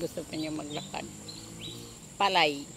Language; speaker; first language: Spanish; non-native, learner; Filipino